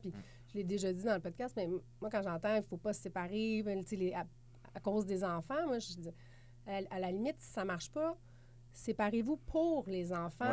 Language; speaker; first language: French; native; French